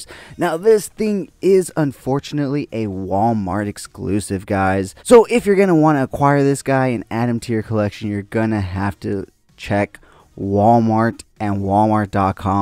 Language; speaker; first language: English; native; English